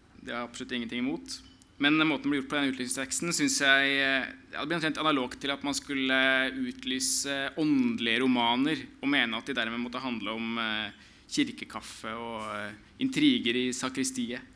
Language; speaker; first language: Norwegian; native; Norwegian